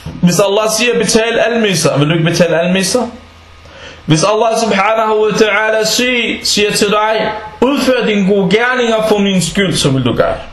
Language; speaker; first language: Danish; non-native, fluent; Arabic